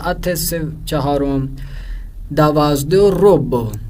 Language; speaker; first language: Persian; non-native, fluent; Urdu